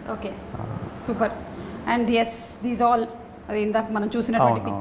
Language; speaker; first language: Telugu; native; Telugu